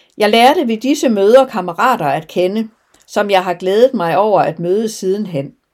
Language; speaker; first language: Danish; native; Danish